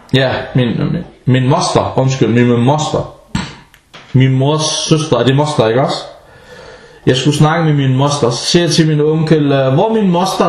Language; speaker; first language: Danish; non-native, fluent; Arabic